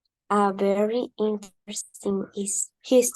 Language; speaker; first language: English; non-native, learner; Spanish